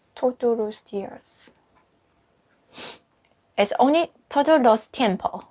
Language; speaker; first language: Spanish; non-native, learner; Chinese